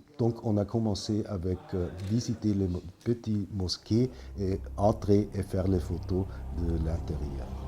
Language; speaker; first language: French; non-native, fluent; German